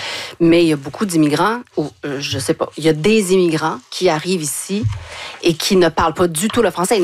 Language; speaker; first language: French; native; French